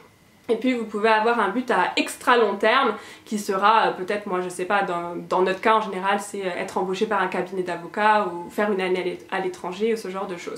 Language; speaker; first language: French; native; French